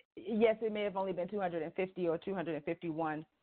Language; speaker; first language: English; native; English